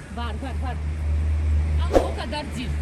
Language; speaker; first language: Turkish; non-native, learner; Russian